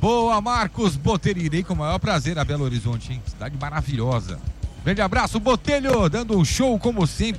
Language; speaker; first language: Portuguese; native; Portuguese